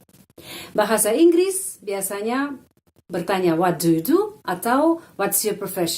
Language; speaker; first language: Indonesian; non-native, fluent; Russian